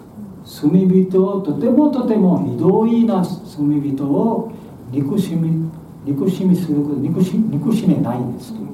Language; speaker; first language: Japanese; non-native, learner; Bangla